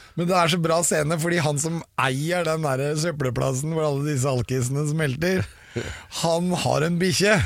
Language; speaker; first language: Norwegian; native; Norwegian